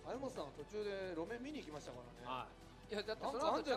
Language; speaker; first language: Japanese; native; Japanese